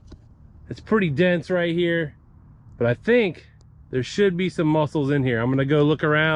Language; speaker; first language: English; native; English